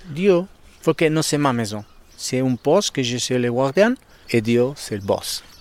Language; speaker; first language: French; non-native, learner; Spanish